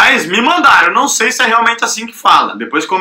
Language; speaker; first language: Portuguese; native; Portuguese